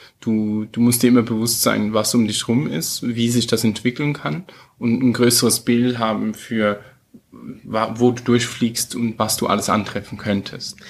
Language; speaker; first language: German; early bilingual, heritage; German